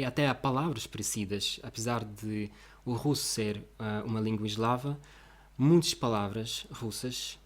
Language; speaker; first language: Portuguese; non-native, fluent; Russian